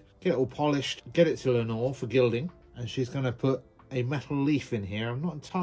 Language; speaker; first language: English; native; English